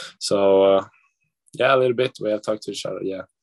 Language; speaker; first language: English; non-native, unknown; Swedish